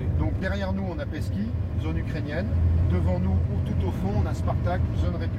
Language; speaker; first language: French; native; French